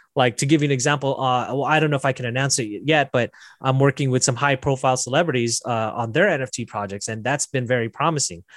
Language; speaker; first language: English; native; English